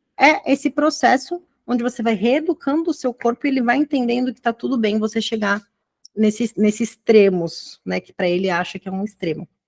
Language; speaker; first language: Portuguese; native; Portuguese